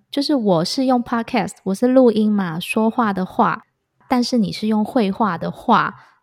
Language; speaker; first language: Chinese; native; Chinese